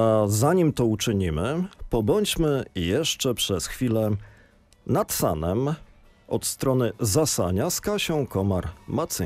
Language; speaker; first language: Polish; native; Polish